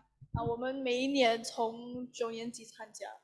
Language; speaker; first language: Chinese; early bilingual, heritage; Chinese